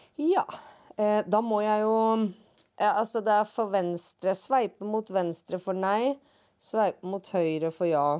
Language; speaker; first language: Norwegian; native; Norwegian